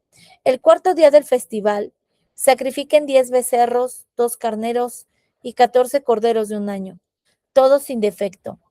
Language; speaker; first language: Spanish; native; Spanish